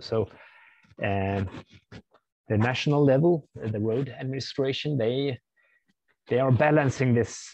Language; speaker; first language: English; non-native, fluent; Swedish